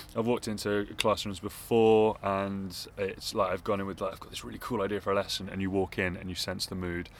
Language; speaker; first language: English; native; English